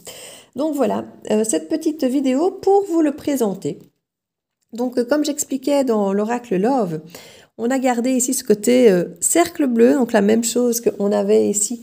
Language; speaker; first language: French; native; French